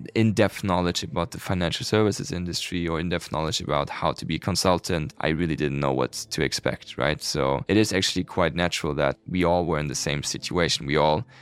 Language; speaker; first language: English; non-native, fluent; German